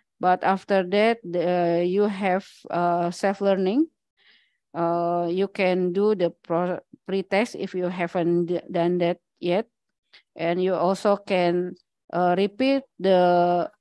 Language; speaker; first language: English; non-native, learner; Indonesian